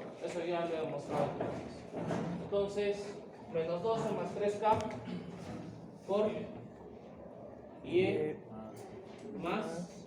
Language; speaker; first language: Spanish; native; Spanish